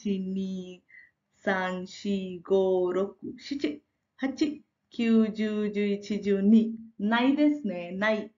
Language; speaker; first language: Japanese; non-native, fluent; Marathi